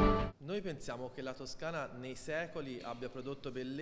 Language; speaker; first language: Italian; native; Italian